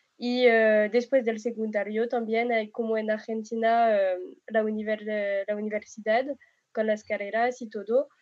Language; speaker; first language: Spanish; non-native, learner; French